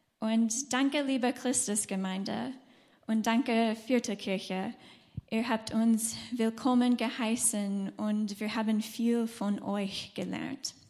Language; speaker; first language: German; non-native, fluent; English